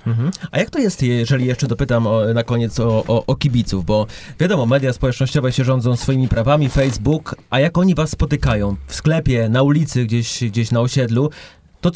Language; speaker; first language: Polish; native; Polish